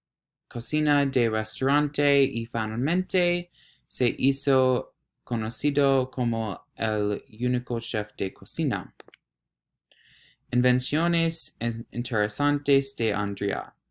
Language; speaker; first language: Spanish; non-native, learner; English